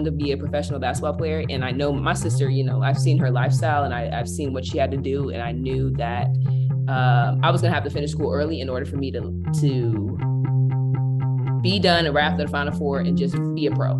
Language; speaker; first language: English; native; English